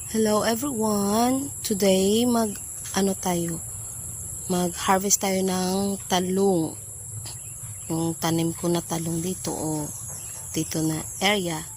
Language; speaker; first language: Filipino; native; Filipino